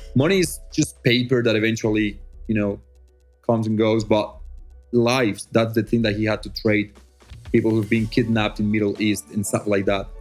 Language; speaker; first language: English; non-native, fluent; Spanish